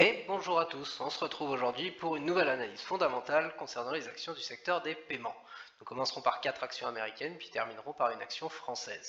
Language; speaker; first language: French; native; French